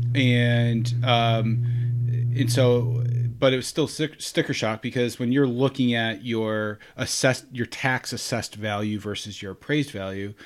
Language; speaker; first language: English; native; English